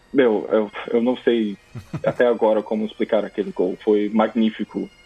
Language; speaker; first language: Portuguese; non-native, fluent; English